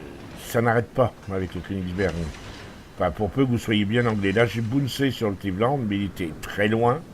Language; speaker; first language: French; native; French